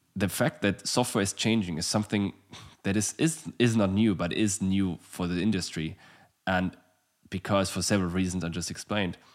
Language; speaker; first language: English; non-native, fluent; German